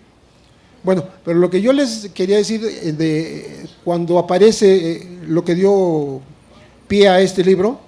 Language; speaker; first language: Spanish; native; Spanish